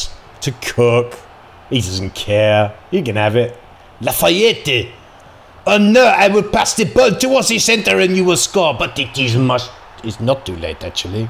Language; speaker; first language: English; native; English